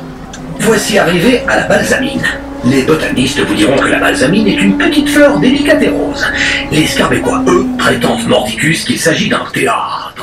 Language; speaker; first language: French; native; French